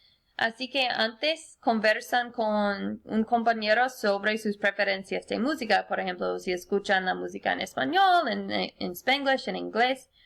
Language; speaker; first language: Spanish; non-native, fluent; English